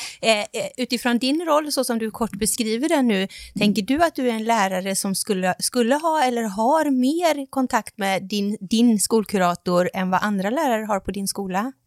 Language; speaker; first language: Swedish; native; Swedish